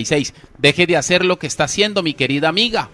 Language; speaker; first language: Spanish; native; Spanish